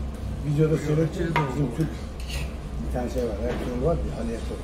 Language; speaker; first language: Korean; non-native, learner; Turkish